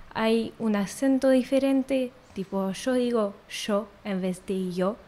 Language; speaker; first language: Spanish; non-native, fluent; French